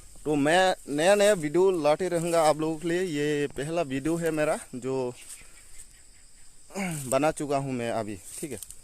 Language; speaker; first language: Hindi; non-native, local second language; Kok Borok